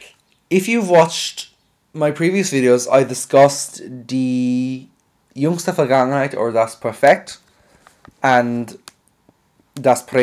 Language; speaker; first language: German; non-native, fluent; English